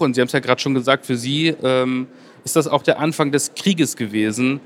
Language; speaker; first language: German; native; German